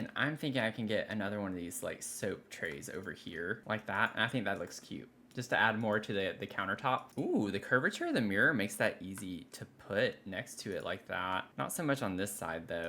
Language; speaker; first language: English; native; English